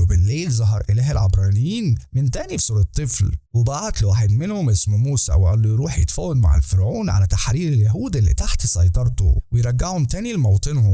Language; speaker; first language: Arabic; native; Arabic